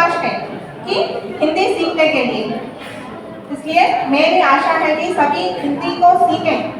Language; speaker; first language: Hindi; non-native, local second language; Telugu